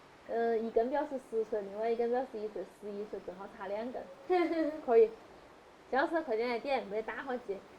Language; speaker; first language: Chinese; native; Chinese